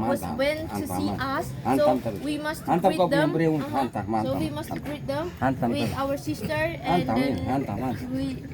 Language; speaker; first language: English; non-native, learner; Indonesian